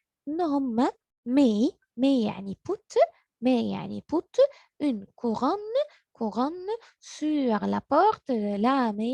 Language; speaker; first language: French; non-native, learner; Arabic